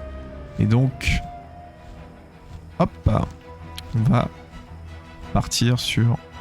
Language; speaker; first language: French; native; French